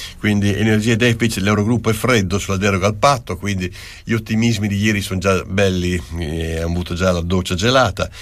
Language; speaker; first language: Italian; native; Italian